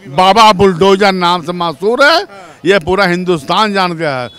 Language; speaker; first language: Hindi; native; Hindi